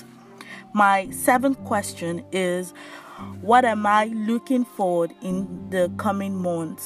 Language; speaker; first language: English; non-native, local second language; Yoruba